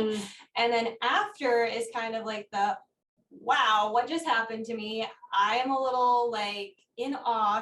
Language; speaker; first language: English; native; English